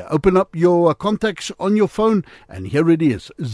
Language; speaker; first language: English; non-native, local second language; Afrikaans